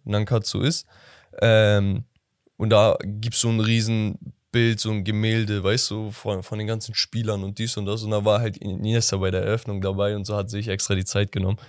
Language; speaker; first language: German; native; German